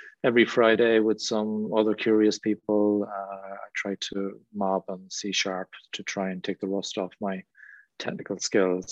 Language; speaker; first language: English; native; English